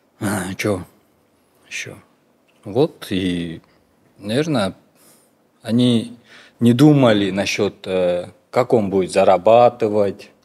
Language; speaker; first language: Russian; non-native, local second language; Kyrgyz